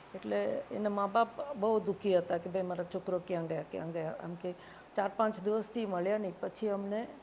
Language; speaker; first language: Gujarati; non-native, local second language; Tamil